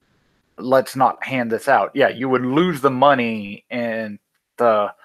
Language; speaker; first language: English; native; English